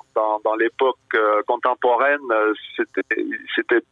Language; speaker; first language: French; native; French